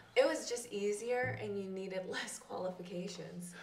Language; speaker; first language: English; native; English